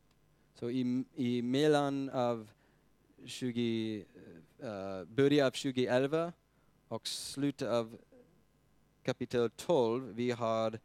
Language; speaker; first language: Swedish; non-native, fluent; English